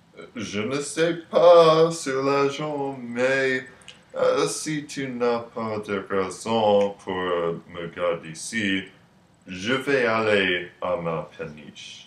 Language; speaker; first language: French; non-native, learner; English